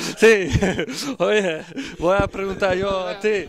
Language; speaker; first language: Spanish; non-native, fluent; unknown